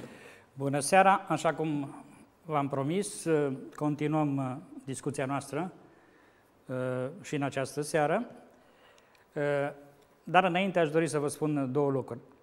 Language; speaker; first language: Romanian; native; Romanian